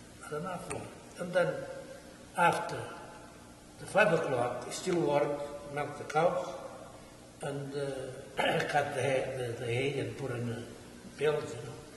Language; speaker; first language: English; non-native, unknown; Portuguese